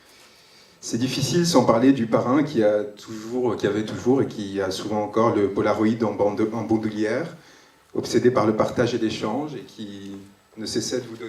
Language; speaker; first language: French; native; French